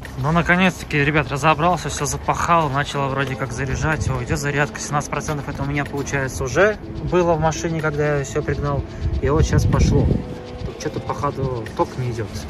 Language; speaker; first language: Russian; native; Russian